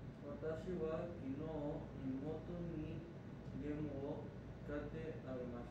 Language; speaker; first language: Japanese; non-native, learner; Spanish